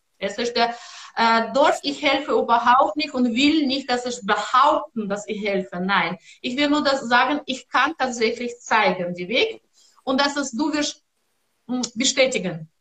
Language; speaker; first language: German; non-native, learner; Russian